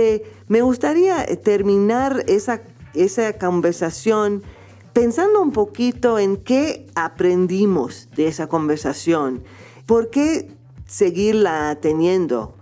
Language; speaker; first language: Spanish; non-native, fluent; English